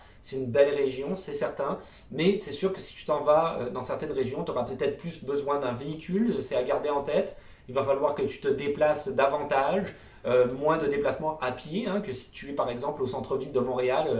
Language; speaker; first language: French; native; French